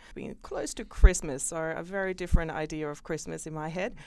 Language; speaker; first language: English; early bilingual, other home language; Bosnian